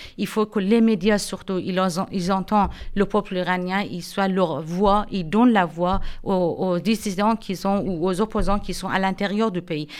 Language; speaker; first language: French; non-native, fluent; Persian